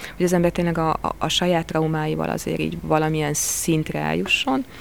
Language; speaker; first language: Hungarian; native; Hungarian